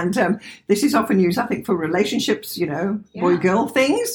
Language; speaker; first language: English; native; English